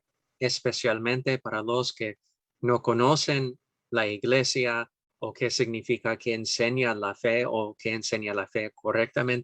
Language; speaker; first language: Spanish; non-native, fluent; English